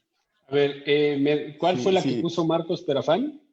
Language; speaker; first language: Spanish; native; Spanish